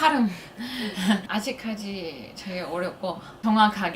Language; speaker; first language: Korean; non-native, fluent; English